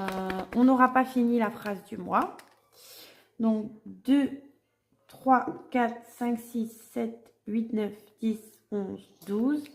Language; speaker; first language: French; native; French